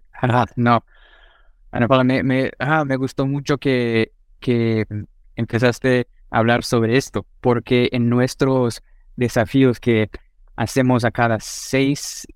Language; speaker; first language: Spanish; non-native, fluent; Portuguese